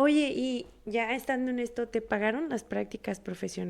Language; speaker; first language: Spanish; native; Spanish